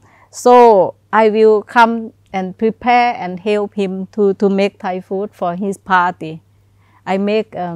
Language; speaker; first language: English; non-native, learner; Thai